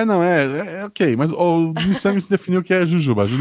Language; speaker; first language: Portuguese; native; Portuguese